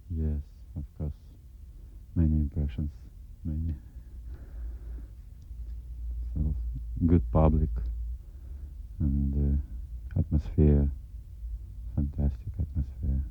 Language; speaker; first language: English; non-native, learner; Russian